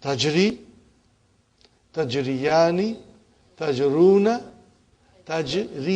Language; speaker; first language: Arabic; non-native, fluent; Urdu